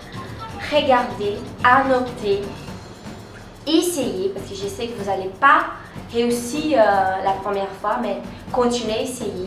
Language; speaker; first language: French; non-native, fluent; Portuguese